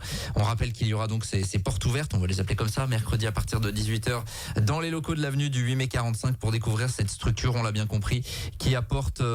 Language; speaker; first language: French; native; French